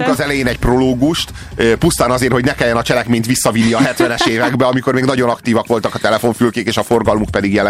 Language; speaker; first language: Hungarian; native; Hungarian